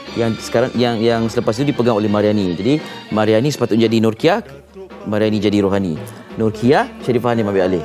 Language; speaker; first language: Malay; native; Malay